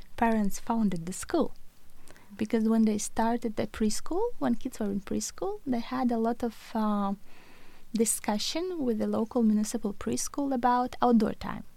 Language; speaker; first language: English; non-native, fluent; Latvian